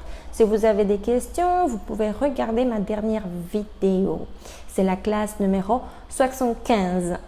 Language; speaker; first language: French; non-native, fluent; Spanish